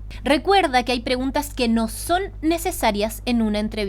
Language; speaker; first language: Spanish; native; Spanish